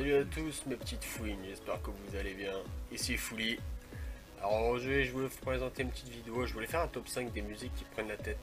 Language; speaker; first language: French; native; French